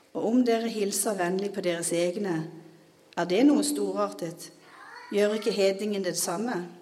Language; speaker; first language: Norwegian; native; Norwegian